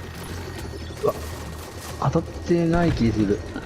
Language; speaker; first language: Japanese; native; Japanese